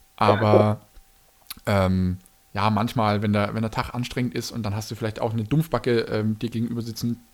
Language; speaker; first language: German; native; German